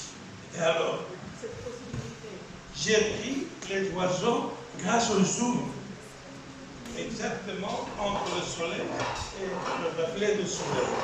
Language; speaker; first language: French; non-native, local second language; Arabic